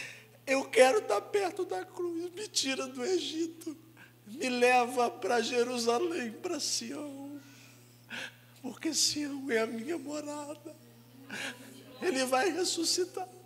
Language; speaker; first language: Portuguese; native; Portuguese